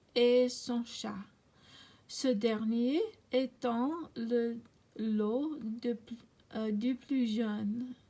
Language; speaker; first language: French; non-native, learner; English